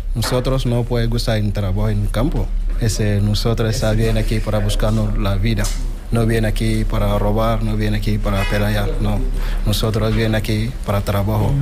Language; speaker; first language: Spanish; non-native, learner; Wolof